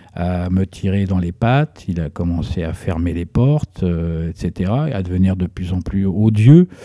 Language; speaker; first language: French; native; French